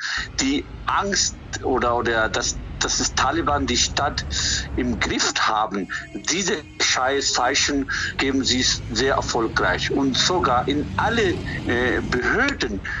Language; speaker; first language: German; non-native, fluent; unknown